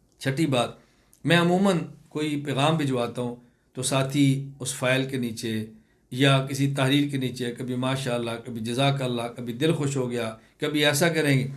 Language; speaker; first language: Urdu; non-native, local second language; Punjabi